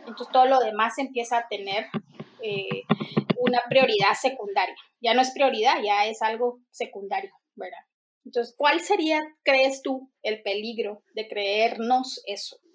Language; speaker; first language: Spanish; native; Spanish